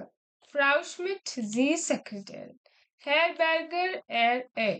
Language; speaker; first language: German; non-native, fluent; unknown